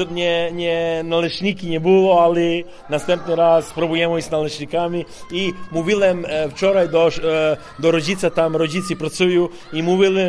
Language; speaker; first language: Polish; non-native, learner; Serbian